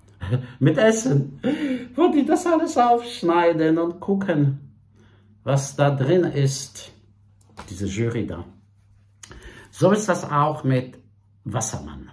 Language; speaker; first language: German; non-native, fluent; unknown